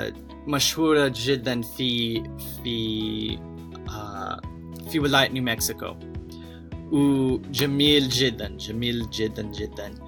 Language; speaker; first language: Arabic; non-native, learner; English